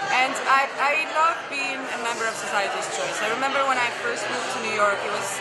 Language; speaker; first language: English; non-native, fluent; Arabic